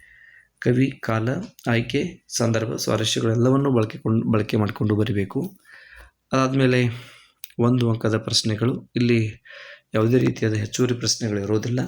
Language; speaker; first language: Kannada; native; Kannada